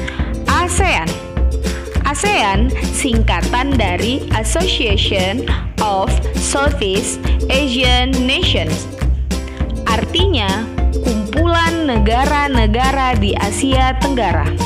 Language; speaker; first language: Indonesian; native; Indonesian